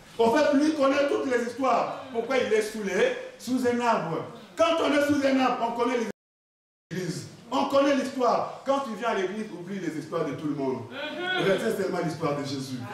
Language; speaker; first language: French; non-native, local second language; Lingala